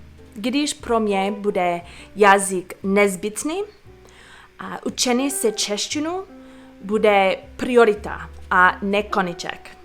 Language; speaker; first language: Czech; non-native, fluent; English